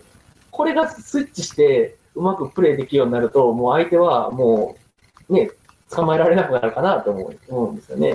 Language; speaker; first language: Japanese; native; Japanese